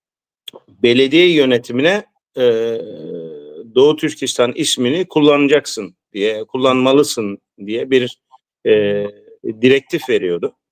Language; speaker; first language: Turkish; early bilingual, heritage; Turkish